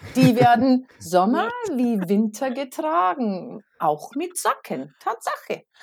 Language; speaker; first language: German; native; German